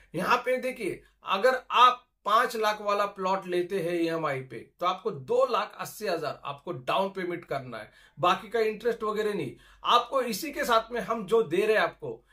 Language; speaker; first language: Hindi; non-native, local second language; Marathi